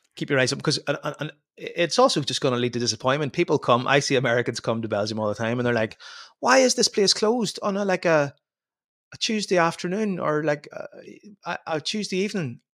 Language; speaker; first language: English; native; English